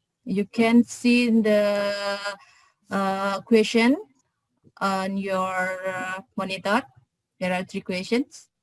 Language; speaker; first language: English; non-native, fluent; Indonesian